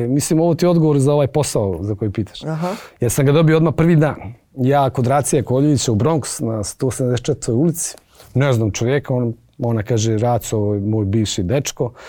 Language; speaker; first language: Bosnian; native; Bosnian